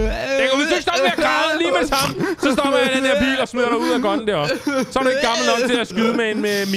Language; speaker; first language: Danish; native; Danish